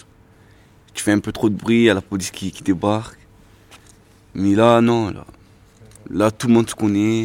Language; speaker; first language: French; native; French